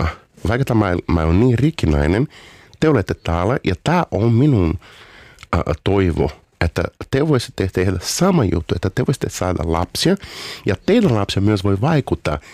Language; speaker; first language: Finnish; non-native, fluent; Portuguese